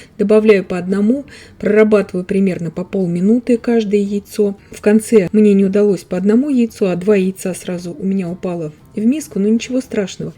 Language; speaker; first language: Russian; native; Russian